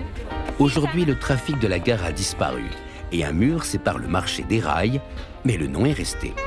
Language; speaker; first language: French; native; French